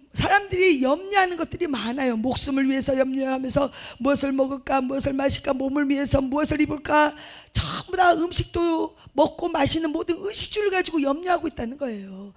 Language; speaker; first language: Korean; native; Korean